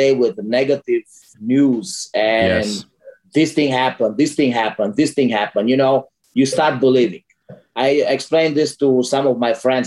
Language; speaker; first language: English; non-native, fluent; Romanian